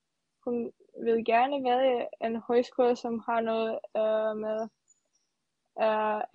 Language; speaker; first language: Danish; non-native, learner; Serbian